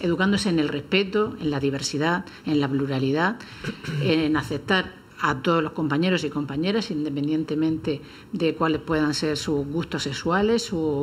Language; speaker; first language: Spanish; native; Spanish